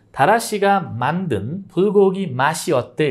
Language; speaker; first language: Korean; non-native, fluent; Nepali